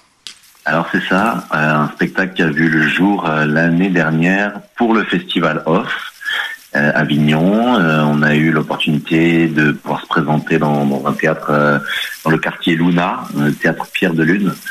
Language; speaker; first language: French; early bilingual, other home language; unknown